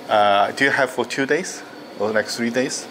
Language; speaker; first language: English; non-native, learner; Chinese